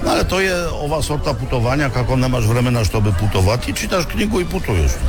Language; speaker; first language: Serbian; non-native, learner; Polish